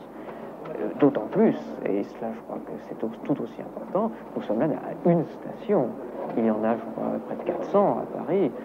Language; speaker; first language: French; native; French